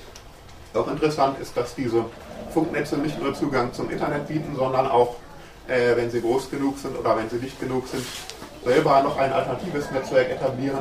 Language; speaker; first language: German; native; German